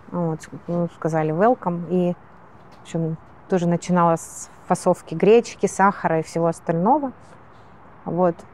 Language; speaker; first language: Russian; native; Russian